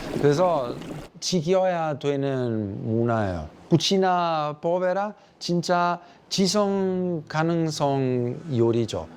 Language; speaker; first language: Korean; early bilingual, heritage; Italian